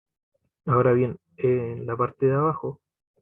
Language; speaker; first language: Spanish; native; Spanish